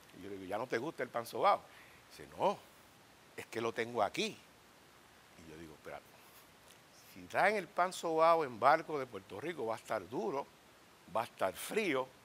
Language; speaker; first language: Spanish; native; Spanish